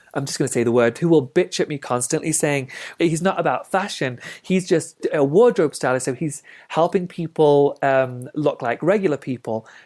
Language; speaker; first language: English; native; English